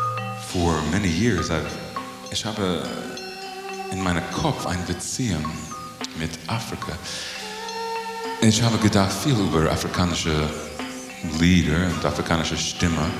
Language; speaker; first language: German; non-native, learner; English